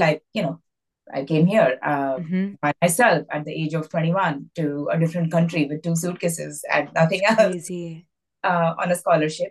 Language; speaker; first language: English; non-native, local second language; Hindi